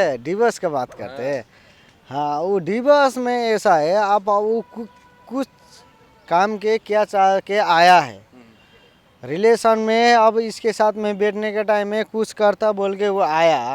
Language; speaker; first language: Hindi; non-native, learner; Nepali